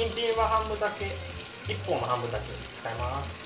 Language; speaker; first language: Japanese; non-native, learner; Thai